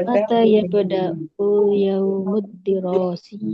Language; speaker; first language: Arabic; non-native, learner; Indonesian